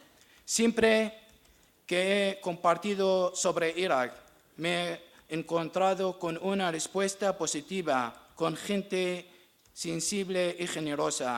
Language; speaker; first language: Spanish; non-native, learner; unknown